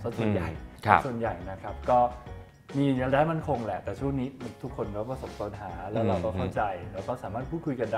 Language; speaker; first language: Thai; native; Thai